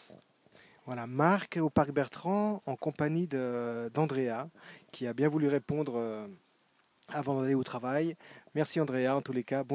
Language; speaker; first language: French; native; French